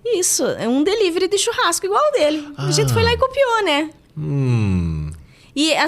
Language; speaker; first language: Portuguese; native; Portuguese